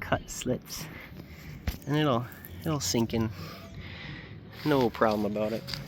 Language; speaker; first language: English; native; English